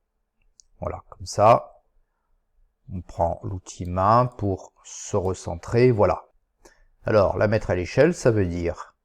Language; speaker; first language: French; native; French